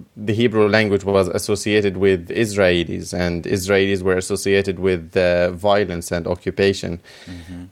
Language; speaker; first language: English; non-native, fluent; Arabic